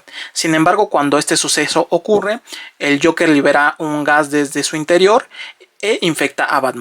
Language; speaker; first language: Spanish; native; Spanish